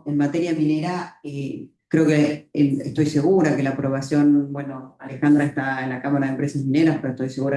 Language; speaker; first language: Spanish; native; Spanish